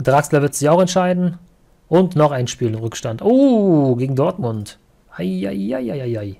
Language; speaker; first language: German; native; German